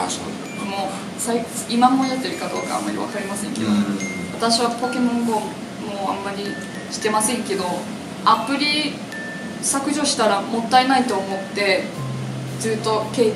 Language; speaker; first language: Japanese; non-native, fluent; English